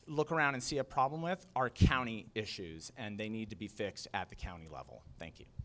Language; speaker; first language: English; native; English